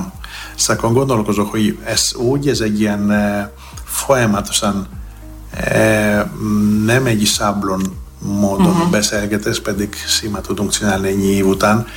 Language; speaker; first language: Hungarian; non-native, learner; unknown